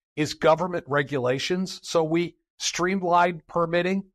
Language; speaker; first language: English; native; English